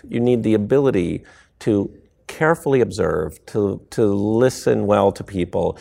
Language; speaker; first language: English; native; English